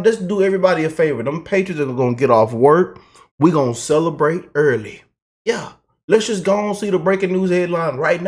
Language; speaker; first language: English; native; English